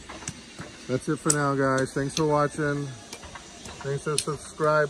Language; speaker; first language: English; native; English